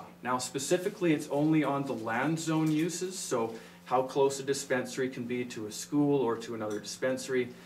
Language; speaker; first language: English; native; English